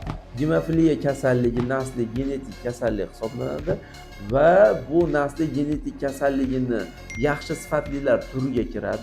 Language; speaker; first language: Uzbek; native; Uzbek